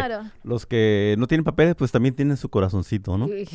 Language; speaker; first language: Spanish; native; Spanish